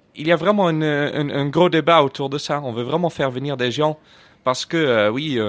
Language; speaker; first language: French; non-native, fluent; Dutch